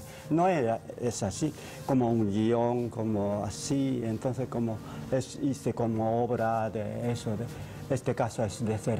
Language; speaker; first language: Spanish; non-native, fluent; Japanese